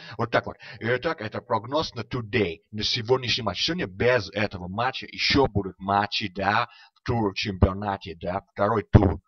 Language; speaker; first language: Russian; non-native, fluent; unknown